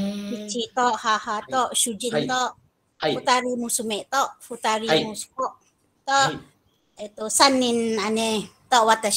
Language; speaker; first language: Japanese; non-native, learner; Malay